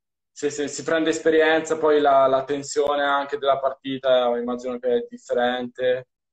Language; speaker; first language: Italian; native; Italian